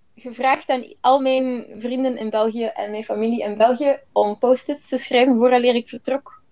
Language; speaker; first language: Dutch; native; Dutch